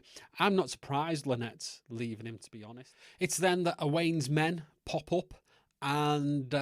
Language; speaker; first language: English; native; English